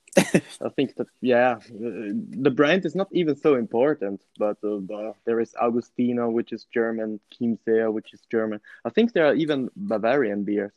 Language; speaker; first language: English; non-native, fluent; Italian